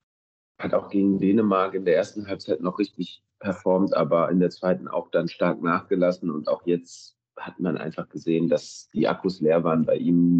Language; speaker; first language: German; native; German